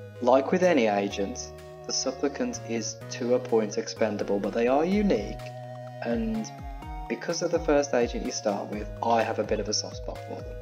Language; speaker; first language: English; native; English